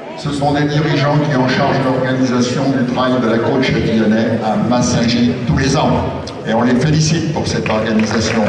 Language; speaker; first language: French; native; French